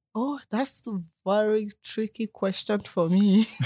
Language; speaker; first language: English; non-native, local second language; Yoruba